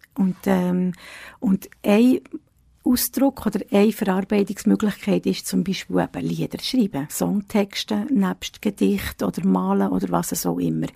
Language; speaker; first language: German; early bilingual, other home language; Italian